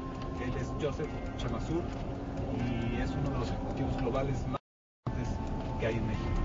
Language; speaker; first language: Spanish; native; Spanish